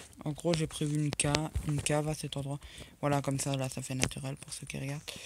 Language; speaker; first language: French; native; French